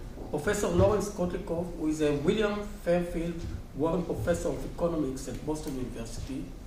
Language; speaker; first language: English; non-native, fluent; Hebrew